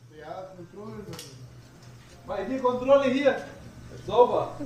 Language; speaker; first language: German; non-native, learner; Turkish